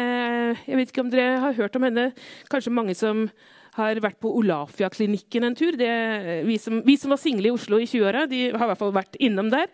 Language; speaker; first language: Norwegian; native; Norwegian